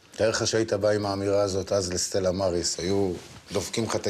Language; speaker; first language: Hebrew; native; Hebrew